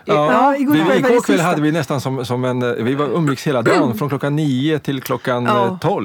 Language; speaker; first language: Swedish; native; Swedish